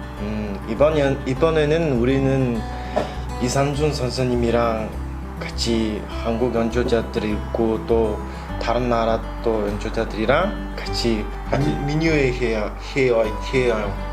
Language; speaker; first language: Korean; non-native, learner; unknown